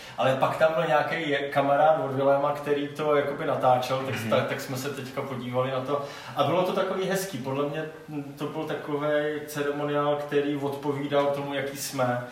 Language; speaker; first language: Czech; non-native, local second language; Polish